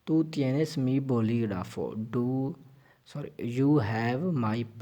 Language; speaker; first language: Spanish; non-native, fluent; Urdu